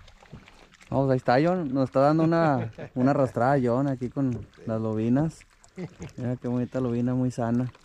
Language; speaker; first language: Spanish; native; Spanish